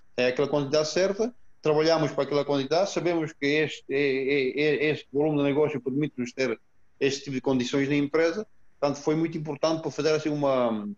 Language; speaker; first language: Portuguese; non-native, fluent; Romanian